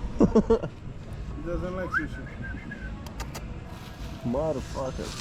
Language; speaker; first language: English; non-native, learner; Polish